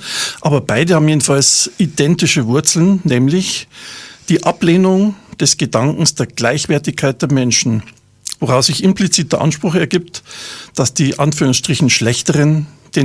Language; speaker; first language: German; native; German